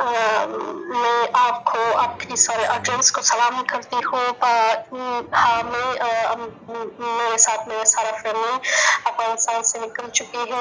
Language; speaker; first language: Hindi; non-native, fluent; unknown